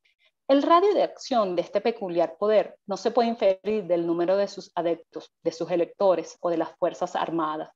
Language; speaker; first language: Spanish; native; Spanish